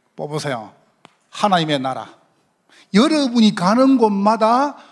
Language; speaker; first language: Korean; native; Korean